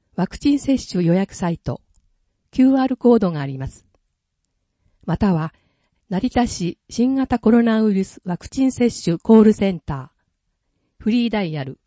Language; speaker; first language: Japanese; native; Japanese